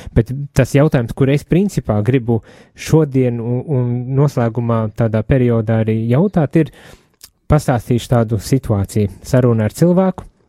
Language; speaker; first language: Latvian; native; Latvian